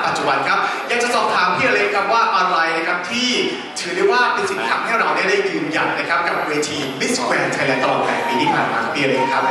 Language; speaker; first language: Thai; native; Thai